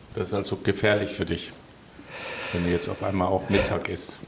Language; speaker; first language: German; non-native, fluent; Danish